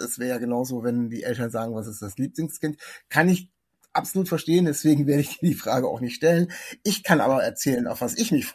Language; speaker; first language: German; native; German